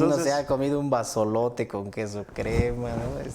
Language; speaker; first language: Spanish; native; Spanish